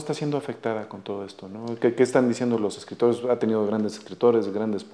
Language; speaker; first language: Spanish; native; Spanish